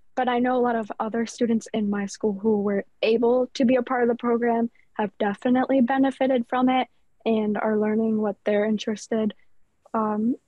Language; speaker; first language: English; native; English